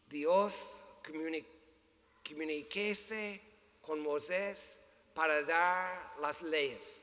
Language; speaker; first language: Spanish; non-native, learner; English